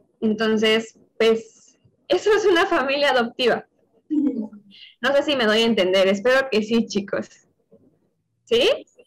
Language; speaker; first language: Spanish; native; Spanish